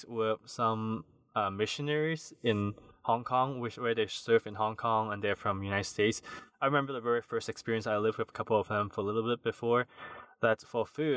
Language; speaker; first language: English; non-native, local second language; Cantonese